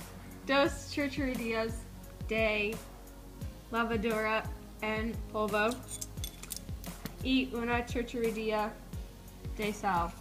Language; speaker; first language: Spanish; non-native, learner; English